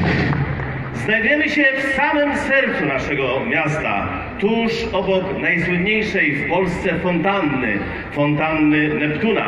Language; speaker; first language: Polish; native; Polish